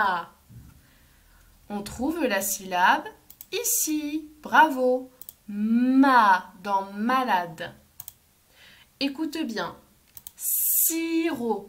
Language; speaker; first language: French; native; French